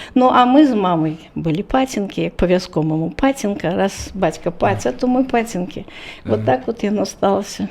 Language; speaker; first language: Belarusian; native; Belarusian